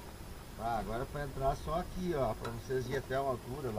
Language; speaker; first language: Portuguese; native; Portuguese